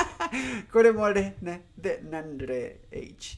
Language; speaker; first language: Japanese; non-native, learner; Spanish